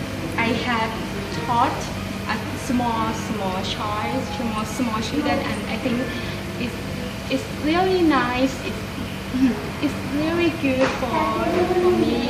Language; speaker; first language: English; non-native, learner; Thai